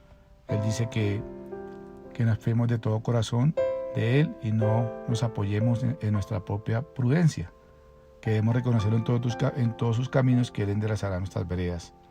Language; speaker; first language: Spanish; native; Spanish